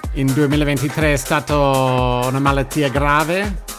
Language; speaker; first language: Italian; non-native, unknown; English